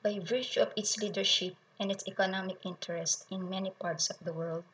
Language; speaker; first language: English; non-native, local second language; Filipino